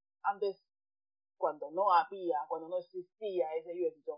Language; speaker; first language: Spanish; non-native, fluent; Chinese